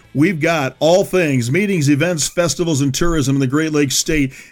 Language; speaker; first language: English; native; English